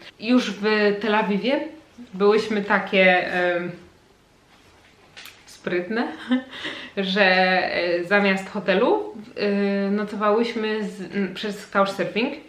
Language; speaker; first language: Polish; native; Polish